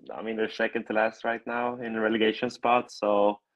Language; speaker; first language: English; non-native, fluent; Swedish